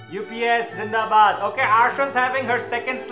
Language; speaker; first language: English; non-native, local second language; Urdu